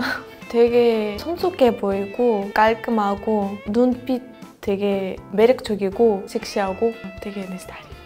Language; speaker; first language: Korean; non-native, fluent; Russian